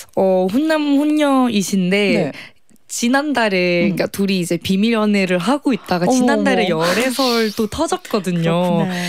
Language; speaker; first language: Korean; non-native, fluent; Thai